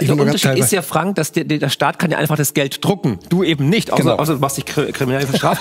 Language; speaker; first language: German; native; German